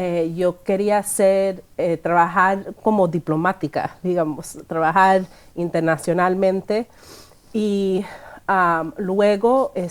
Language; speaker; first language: Spanish; early bilingual, heritage; Spanish